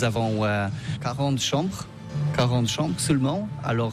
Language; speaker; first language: French; non-native, learner; Polish